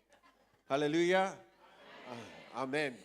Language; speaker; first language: Indonesian; non-native, fluent; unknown